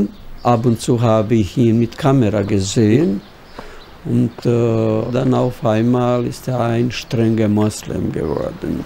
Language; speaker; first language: German; non-native, fluent; Bosnian